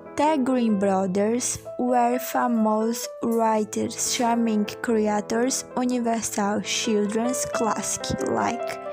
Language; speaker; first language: English; non-native, learner; Portuguese